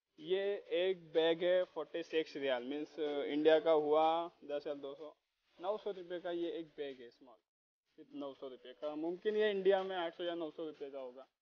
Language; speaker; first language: Hindi; native; Hindi